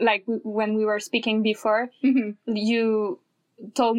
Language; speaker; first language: English; non-native, fluent; French